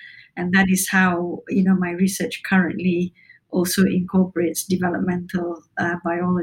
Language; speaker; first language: English; non-native, local second language; Malay